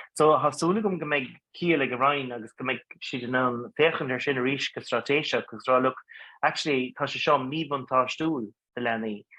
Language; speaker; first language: Irish; non-native, local second language; English